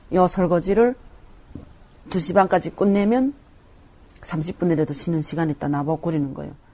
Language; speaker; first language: Korean; native; Korean